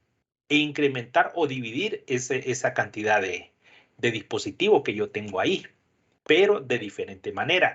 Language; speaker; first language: Spanish; native; Spanish